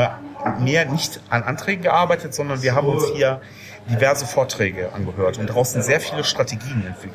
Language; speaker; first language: German; native; German